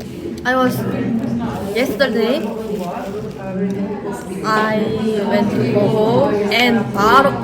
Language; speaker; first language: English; non-native, learner; Korean